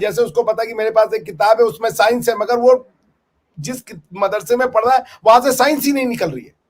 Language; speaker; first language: Hindi; native; Hindi